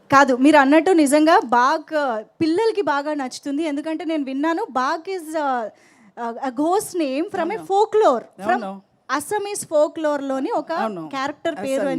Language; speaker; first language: Telugu; native; Telugu